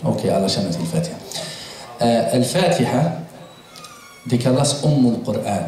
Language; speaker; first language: Swedish; non-native, fluent; Arabic